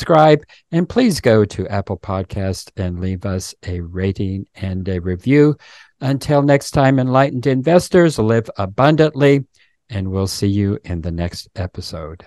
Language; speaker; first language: English; native; English